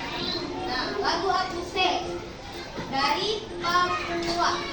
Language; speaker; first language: Indonesian; native; Indonesian